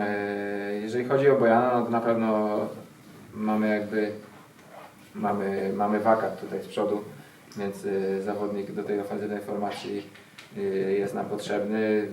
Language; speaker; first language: Polish; native; Polish